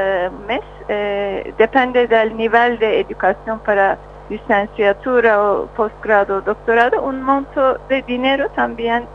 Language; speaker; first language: Spanish; non-native, fluent; Turkish